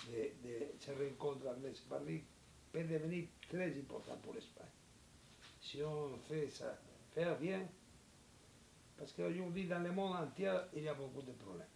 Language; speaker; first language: French; non-native, learner; Spanish